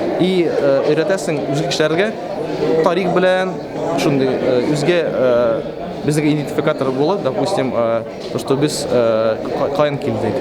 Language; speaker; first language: Tatar; non-native, local second language; Russian